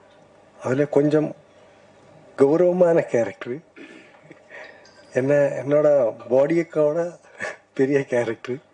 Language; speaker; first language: Tamil; non-native, learner; Malayalam